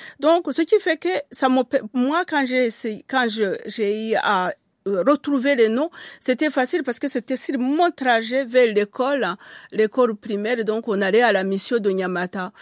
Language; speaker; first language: French; non-native, local second language; Kinyarwanda